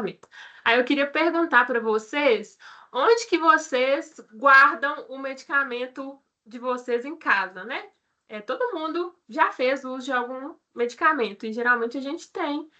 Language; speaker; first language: Portuguese; native; Portuguese